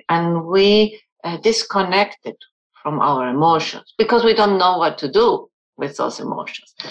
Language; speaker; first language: English; non-native, fluent; German